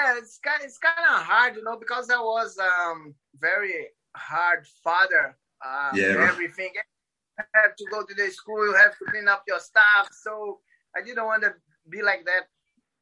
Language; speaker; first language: English; non-native, learner; Portuguese